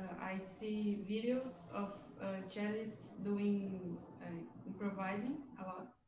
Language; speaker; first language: English; non-native, learner; Portuguese